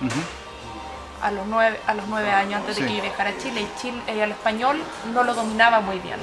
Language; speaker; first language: Spanish; early bilingual, heritage; Swedish